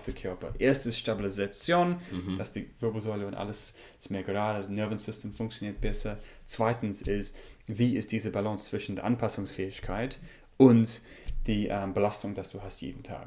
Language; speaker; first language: German; non-native, learner; English